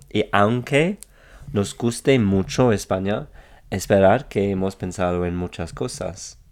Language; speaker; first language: Spanish; non-native, fluent; English